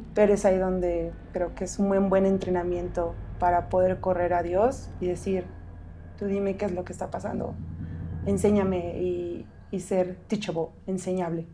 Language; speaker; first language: Spanish; native; Spanish